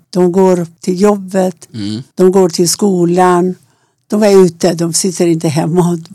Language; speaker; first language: Swedish; non-native, fluent; Persian